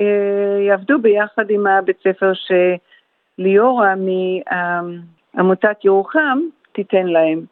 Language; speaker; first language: Hebrew; early bilingual, heritage; Hebrew